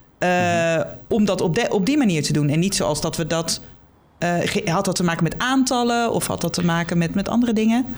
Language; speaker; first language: Dutch; native; Dutch